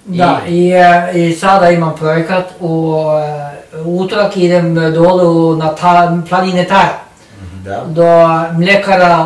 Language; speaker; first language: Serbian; non-native, learner; Norwegian